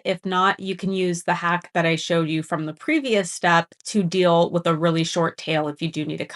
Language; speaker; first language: English; native; English